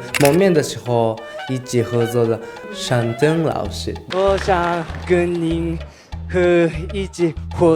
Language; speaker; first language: Chinese; non-native, learner; Japanese